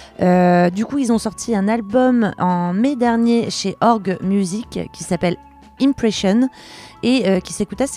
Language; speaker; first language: French; native; French